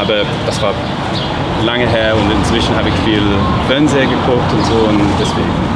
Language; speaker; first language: German; non-native, fluent; English